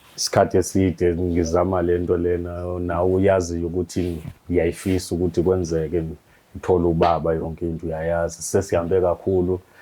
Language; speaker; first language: Zulu; non-native, local second language; Xhosa